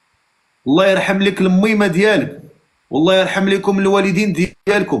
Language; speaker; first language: Arabic; native; Arabic